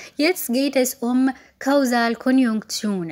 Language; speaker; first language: German; non-native, fluent; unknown